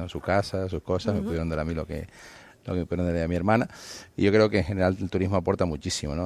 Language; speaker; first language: Spanish; native; Spanish